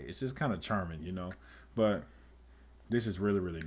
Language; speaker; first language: English; native; English